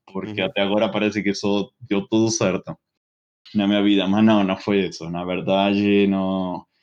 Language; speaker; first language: Portuguese; non-native, fluent; Spanish